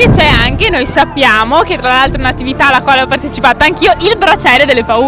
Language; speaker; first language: Italian; native; Italian